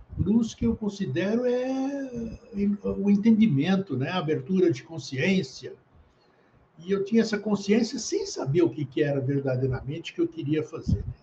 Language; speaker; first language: Portuguese; early bilingual, other home language; Greek